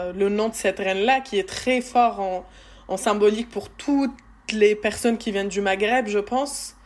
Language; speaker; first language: French; native; French